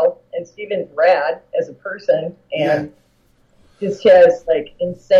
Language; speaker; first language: English; native; English